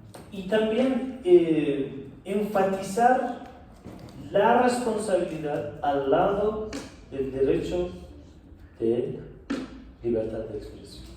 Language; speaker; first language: Spanish; non-native, fluent; Persian